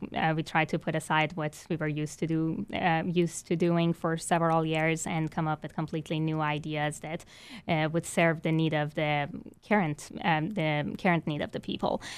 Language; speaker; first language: English; non-native, fluent; Persian